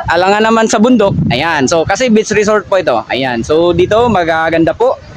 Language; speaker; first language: Filipino; non-native, local second language; Cebuano